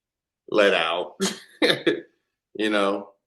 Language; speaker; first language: English; native; English